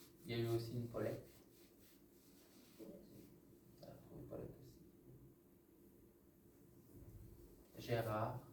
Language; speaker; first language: French; native; French